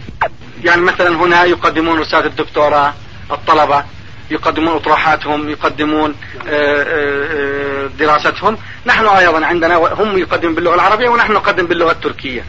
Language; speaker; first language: Arabic; non-native, fluent; Turkish